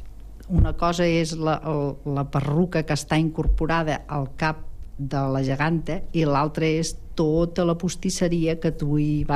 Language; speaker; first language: Catalan; native; Catalan